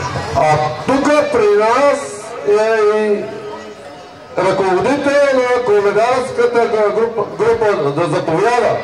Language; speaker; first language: Bulgarian; native; Bulgarian